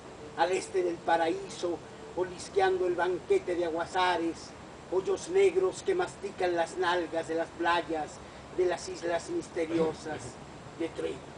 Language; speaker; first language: Spanish; native; Spanish